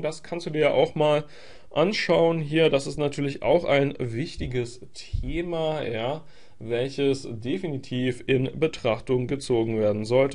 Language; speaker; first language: German; native; German